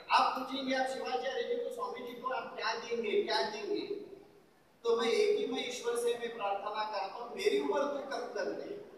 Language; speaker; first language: Hindi; non-native, local second language; Marathi